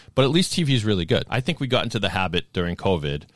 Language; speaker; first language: English; native; English